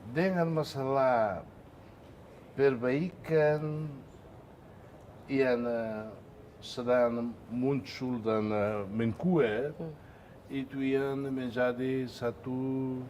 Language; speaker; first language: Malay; non-native, fluent; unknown